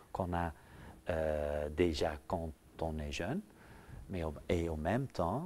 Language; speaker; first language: French; non-native, local second language; Dutch